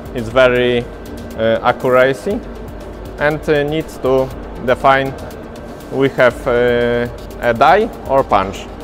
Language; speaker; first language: English; non-native, learner; Polish